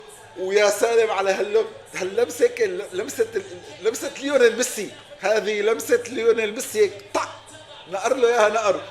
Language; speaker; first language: Arabic; native; Arabic